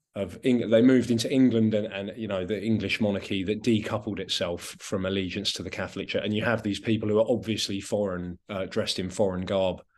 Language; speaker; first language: English; non-native, local second language; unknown